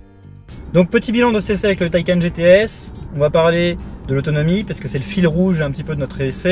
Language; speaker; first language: French; native; French